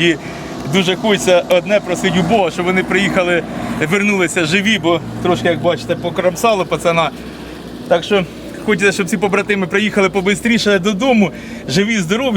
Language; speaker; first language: Ukrainian; native; Ukrainian